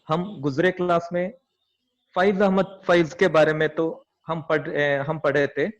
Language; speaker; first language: Hindi; non-native, local second language; Malayalam